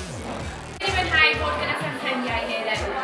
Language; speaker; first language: Welsh; non-native, local second language; English